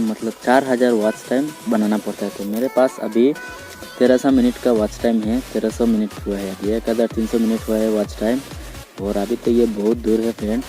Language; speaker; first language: Hindi; non-native, local second language; Bangla